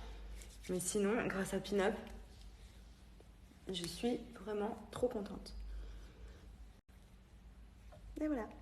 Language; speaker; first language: French; native; French